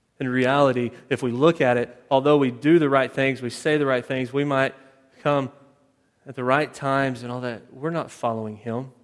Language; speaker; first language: English; native; English